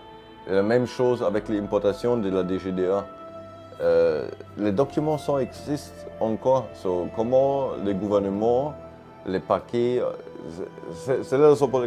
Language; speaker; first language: French; non-native, learner; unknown